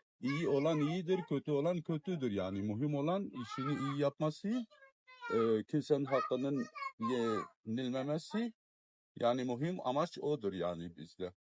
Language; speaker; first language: Turkish; non-native, fluent; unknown